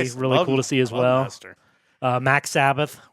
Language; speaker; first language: English; native; English